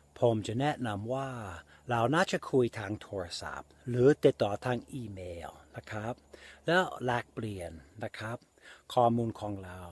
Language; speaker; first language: Thai; non-native, fluent; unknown